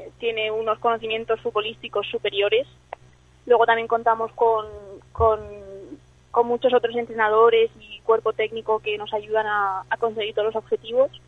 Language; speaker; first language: Spanish; early bilingual, other home language; English